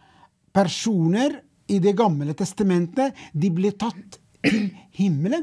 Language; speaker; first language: Norwegian; non-native, fluent; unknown